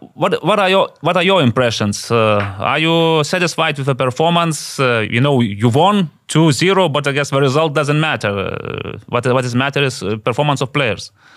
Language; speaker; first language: English; non-native, fluent; Lithuanian